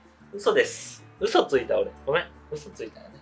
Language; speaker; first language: Japanese; native; Japanese